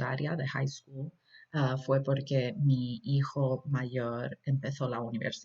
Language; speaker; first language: Spanish; early bilingual, heritage; Spanish